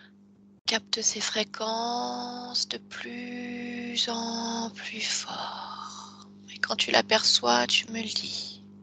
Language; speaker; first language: French; native; French